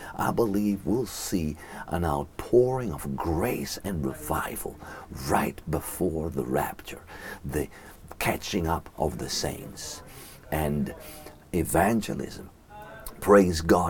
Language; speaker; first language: English; native; English